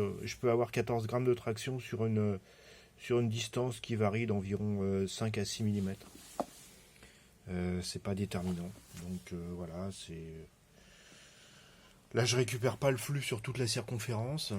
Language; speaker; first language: French; native; French